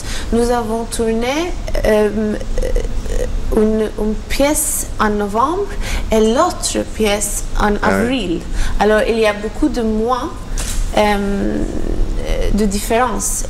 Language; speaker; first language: French; non-native, learner; Maltese